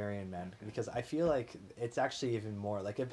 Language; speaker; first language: English; native; English